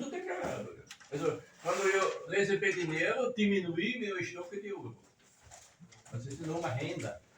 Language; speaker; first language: Portuguese; non-native, learner; German